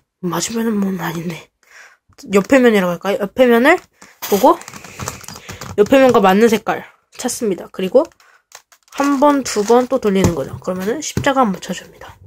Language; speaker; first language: Korean; native; Korean